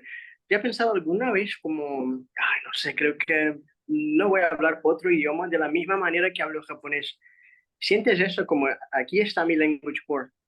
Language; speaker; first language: Spanish; non-native, fluent; Portuguese